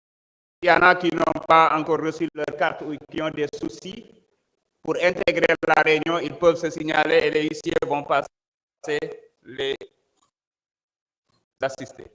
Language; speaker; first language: French; non-native, local second language; Wolof